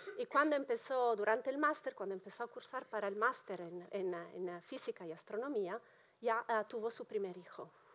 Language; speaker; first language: Spanish; non-native, fluent; Italian